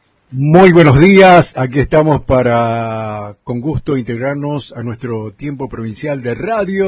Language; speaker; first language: Spanish; native; Spanish